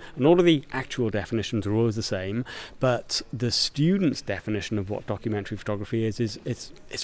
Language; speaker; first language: English; native; English